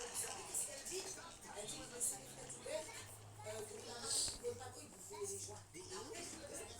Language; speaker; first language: French; native; French